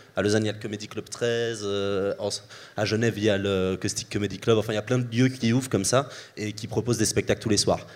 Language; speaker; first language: French; native; French